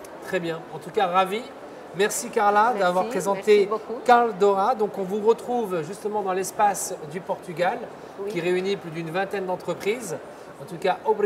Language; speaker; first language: French; native; French